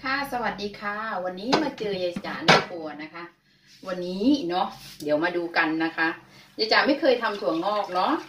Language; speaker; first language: Thai; native; Thai